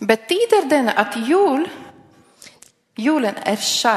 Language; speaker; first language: Swedish; non-native, learner; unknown